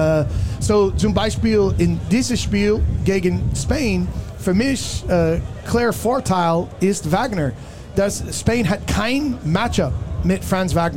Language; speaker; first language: German; non-native, learner; English